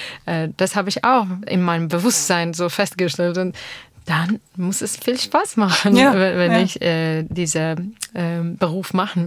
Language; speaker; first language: German; non-native, learner; Armenian